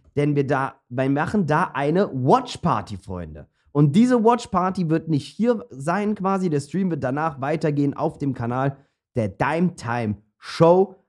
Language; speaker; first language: German; early bilingual, other home language; Turkish